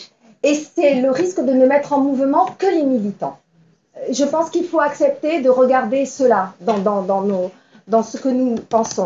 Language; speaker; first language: French; native; French